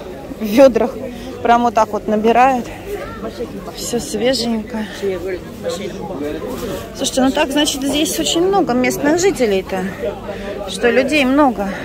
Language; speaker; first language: Russian; native; Russian